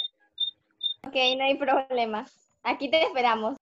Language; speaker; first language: Spanish; native; Spanish